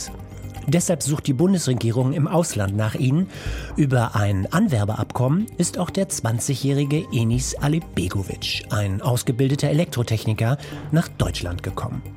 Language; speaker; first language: German; native; German